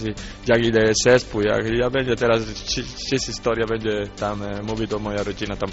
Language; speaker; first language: Polish; non-native, learner; Spanish